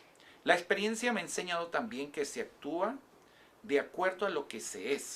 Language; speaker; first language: Spanish; native; Spanish